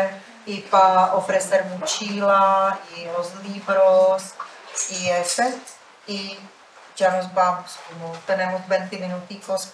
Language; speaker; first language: Spanish; non-native, fluent; Czech